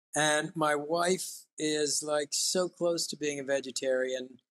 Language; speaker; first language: English; native; English